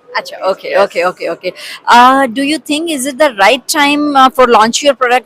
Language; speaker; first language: English; non-native, local second language; Hindi